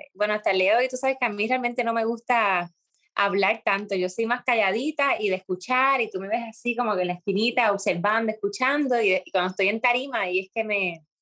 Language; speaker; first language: Spanish; native; Spanish